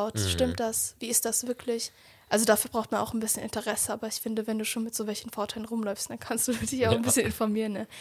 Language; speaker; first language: German; native; German